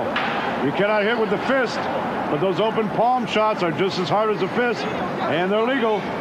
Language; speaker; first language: English; native; English